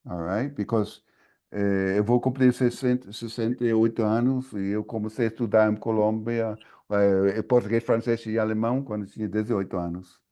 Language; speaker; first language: Portuguese; non-native, fluent; English